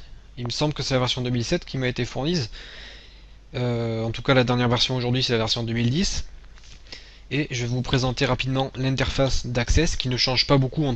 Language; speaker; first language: French; native; French